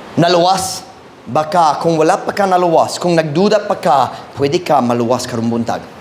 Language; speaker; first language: Cebuano; non-native, fluent; English